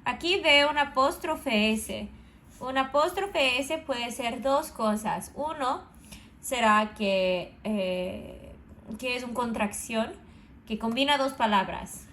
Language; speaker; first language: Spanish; non-native, fluent; English